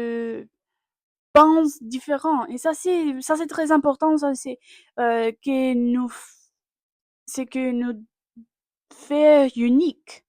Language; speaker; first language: French; non-native, learner; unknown